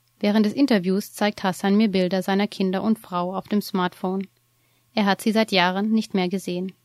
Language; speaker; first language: German; native; German